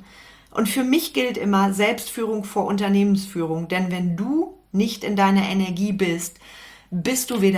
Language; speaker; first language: German; native; German